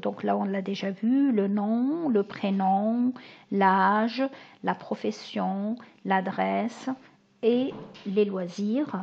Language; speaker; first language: French; non-native, local second language; Arabic